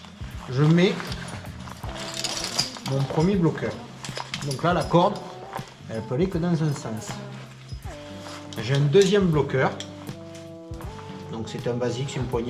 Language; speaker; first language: French; native; French